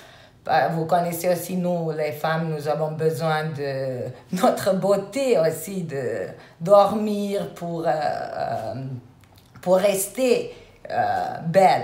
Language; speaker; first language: French; non-native, fluent; Serbian